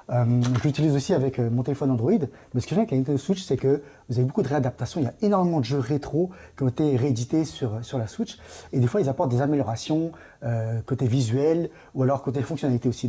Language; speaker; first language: French; native; French